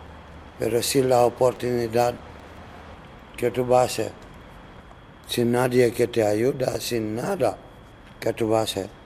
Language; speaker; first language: Spanish; non-native, learner; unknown